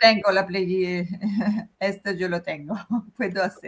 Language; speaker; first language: Spanish; non-native, fluent; Italian